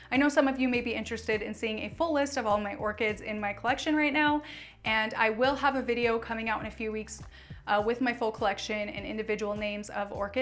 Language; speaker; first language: English; native; English